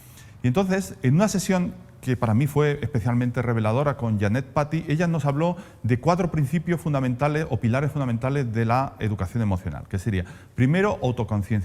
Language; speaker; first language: Spanish; native; Spanish